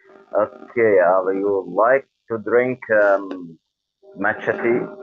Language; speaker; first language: English; non-native, learner; Arabic